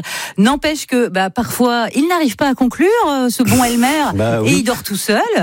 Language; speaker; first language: French; native; French